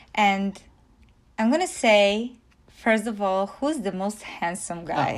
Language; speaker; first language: English; non-native, fluent; Polish